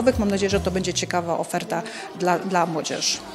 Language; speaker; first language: Polish; native; Polish